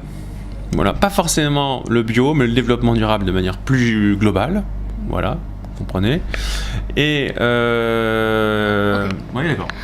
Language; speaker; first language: French; native; French